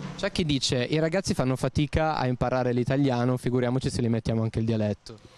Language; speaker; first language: Italian; native; Italian